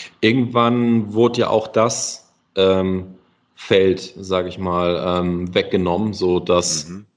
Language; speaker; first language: German; native; German